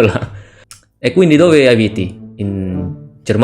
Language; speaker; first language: Italian; non-native, fluent; Indonesian